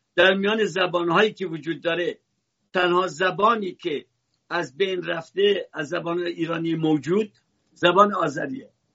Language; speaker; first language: Persian; native; Persian